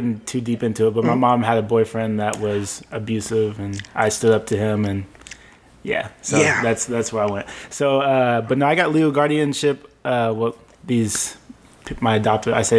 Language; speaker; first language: English; native; English